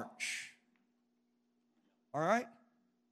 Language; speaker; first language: English; native; English